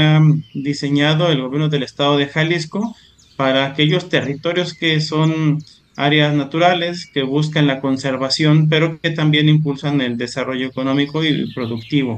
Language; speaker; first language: Spanish; native; Spanish